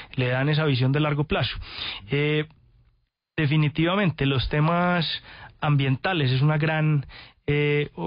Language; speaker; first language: Spanish; native; Spanish